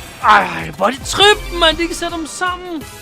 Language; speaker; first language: Danish; native; Danish